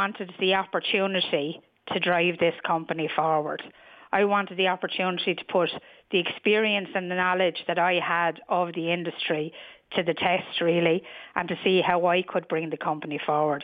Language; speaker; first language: English; native; English